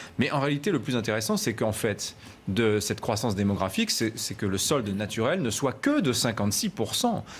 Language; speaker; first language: French; native; French